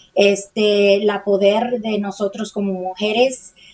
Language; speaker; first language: Spanish; early bilingual, heritage; Spanish